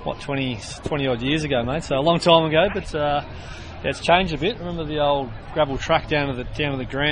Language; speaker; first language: English; native; English